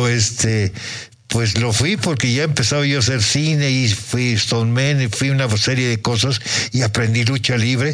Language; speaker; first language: Spanish; native; Spanish